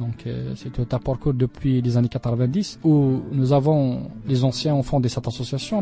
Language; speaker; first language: French; non-native, local second language; Arabic